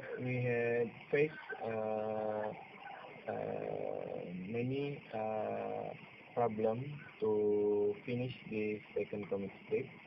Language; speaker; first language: English; non-native, local second language; Malay